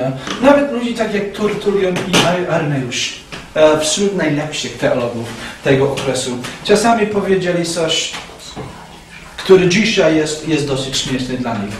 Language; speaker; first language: Polish; non-native, fluent; English